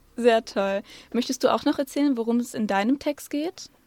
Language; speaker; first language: German; native; German